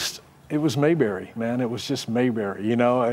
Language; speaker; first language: English; native; English